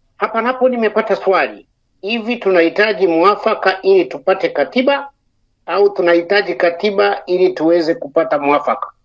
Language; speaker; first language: Swahili; non-native, local second language; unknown